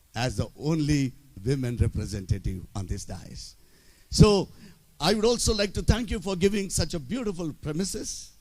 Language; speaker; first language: English; non-native, local second language; Telugu